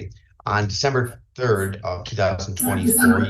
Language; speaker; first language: English; native; English